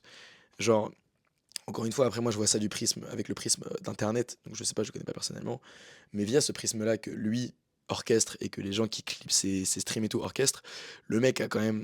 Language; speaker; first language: French; native; French